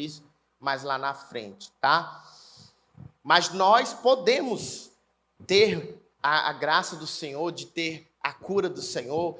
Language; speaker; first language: Portuguese; native; Portuguese